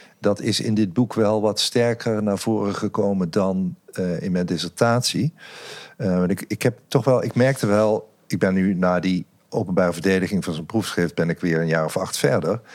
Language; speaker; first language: Dutch; native; Dutch